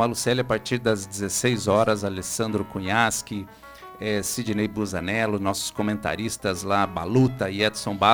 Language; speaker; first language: Portuguese; native; Portuguese